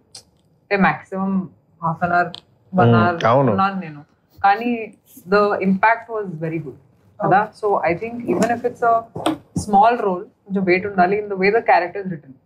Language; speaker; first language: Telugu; non-native, fluent; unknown